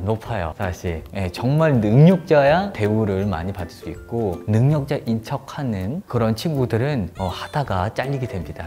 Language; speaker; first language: Korean; non-native, fluent; Khmer